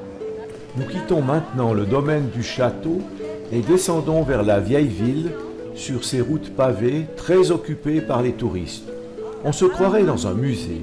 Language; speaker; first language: French; native; French